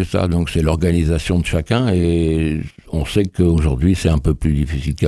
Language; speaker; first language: French; native; French